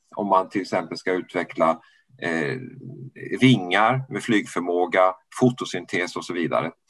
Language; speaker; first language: Swedish; native; Swedish